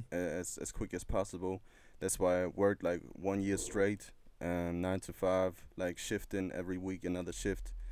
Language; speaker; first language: English; non-native, fluent; German